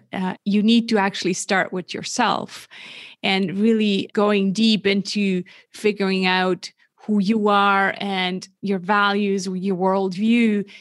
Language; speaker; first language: English; non-native, fluent; German